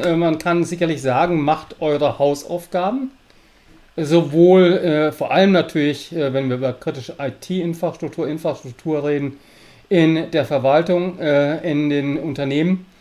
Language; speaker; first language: German; native; German